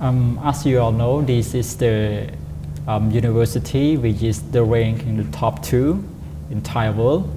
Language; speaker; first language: English; non-native, fluent; Khmer